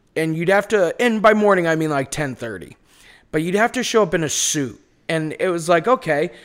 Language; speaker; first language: English; native; English